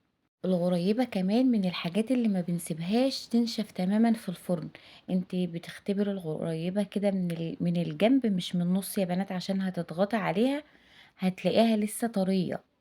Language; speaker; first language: Arabic; native; Arabic